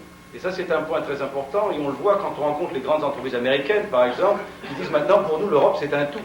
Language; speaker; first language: French; native; French